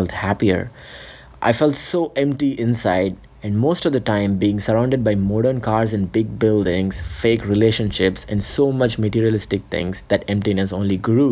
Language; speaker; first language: English; non-native, local second language; Telugu